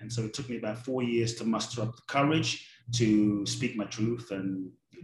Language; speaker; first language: English; native; English